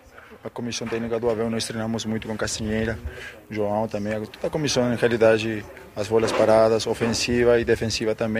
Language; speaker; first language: Portuguese; non-native, fluent; Spanish